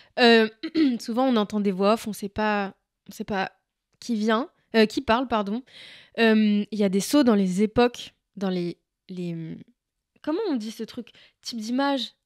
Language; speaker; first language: French; native; French